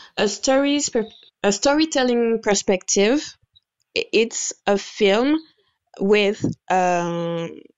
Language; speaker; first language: English; non-native, fluent; French